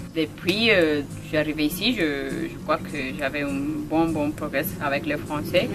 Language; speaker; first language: French; non-native, learner; Spanish